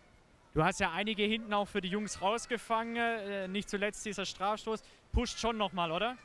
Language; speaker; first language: German; native; German